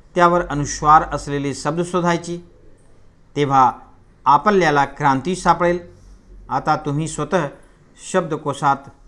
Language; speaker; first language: Marathi; non-native, local second language; Hindi